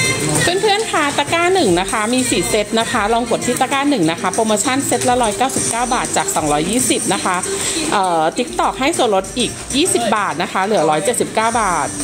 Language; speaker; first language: Thai; native; Thai